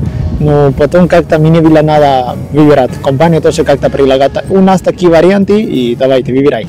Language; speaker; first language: Russian; non-native, learner; Spanish